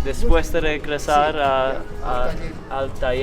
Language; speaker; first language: Spanish; non-native, learner; English